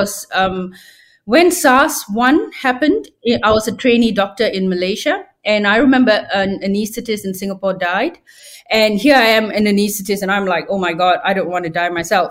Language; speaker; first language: English; non-native, local second language; Tamil